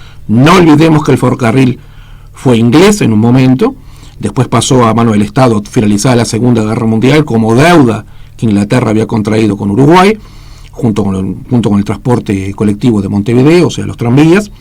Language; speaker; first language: Spanish; native; Spanish